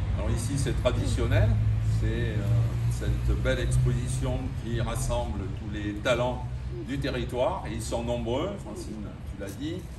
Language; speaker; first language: French; native; French